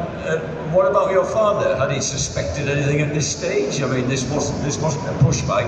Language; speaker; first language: English; native; English